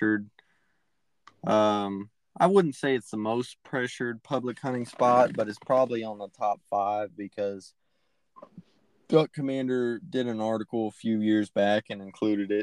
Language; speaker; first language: English; native; English